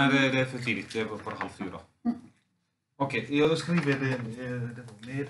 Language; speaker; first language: Swedish; non-native, fluent; Finnish